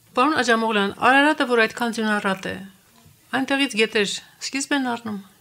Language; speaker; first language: Armenian; native; Armenian